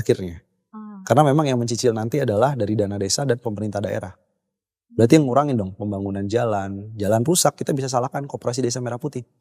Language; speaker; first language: Indonesian; native; Indonesian